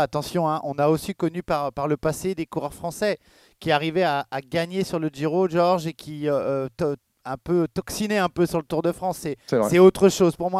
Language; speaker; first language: French; native; French